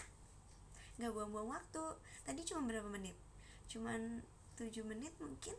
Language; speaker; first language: Indonesian; native; Indonesian